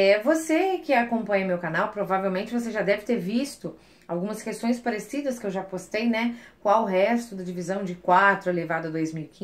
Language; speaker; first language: Portuguese; native; Portuguese